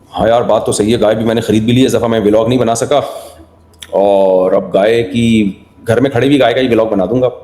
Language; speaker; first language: Urdu; native; Urdu